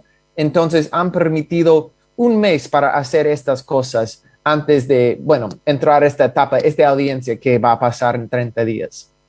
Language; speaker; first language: Spanish; non-native, fluent; English